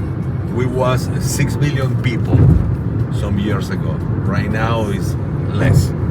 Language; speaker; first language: English; non-native, learner; Italian